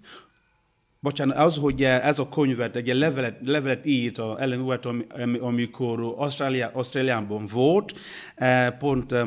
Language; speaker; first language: Hungarian; non-native, learner; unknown